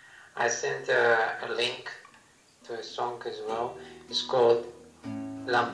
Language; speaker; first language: English; non-native, learner; Russian